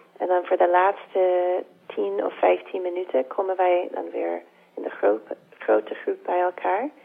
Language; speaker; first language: Dutch; non-native, fluent; English